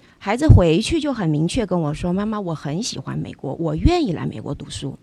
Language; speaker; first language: Chinese; native; Chinese